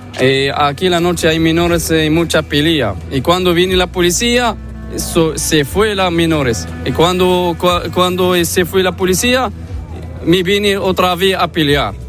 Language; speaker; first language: Spanish; non-native, learner; Arabic